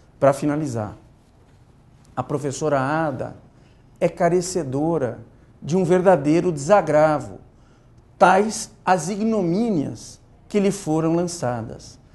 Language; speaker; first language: Portuguese; native; Portuguese